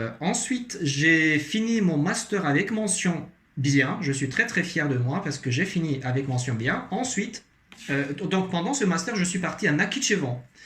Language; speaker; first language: French; non-native, fluent; Azerbaijani